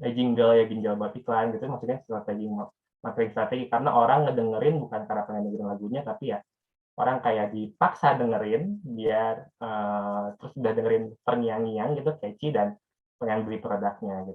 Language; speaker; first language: Indonesian; native; Indonesian